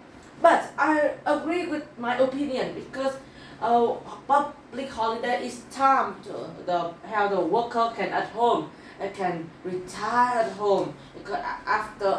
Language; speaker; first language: English; non-native, learner; Vietnamese